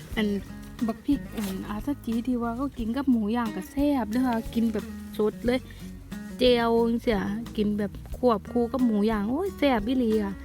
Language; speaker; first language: Thai; non-native, local second language; Northeastern Thai